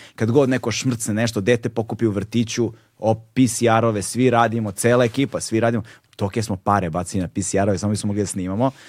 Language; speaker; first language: Serbian; native; Serbian